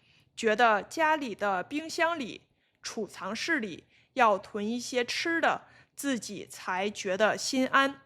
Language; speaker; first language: Chinese; native; Chinese